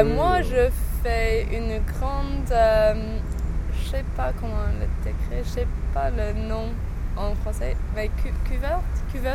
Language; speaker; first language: French; non-native, fluent; English